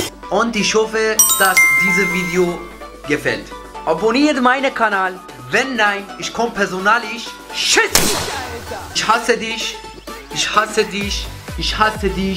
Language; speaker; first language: German; non-native, learner; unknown